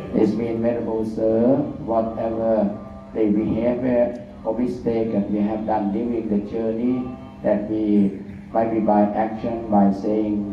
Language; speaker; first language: English; non-native, fluent; Thai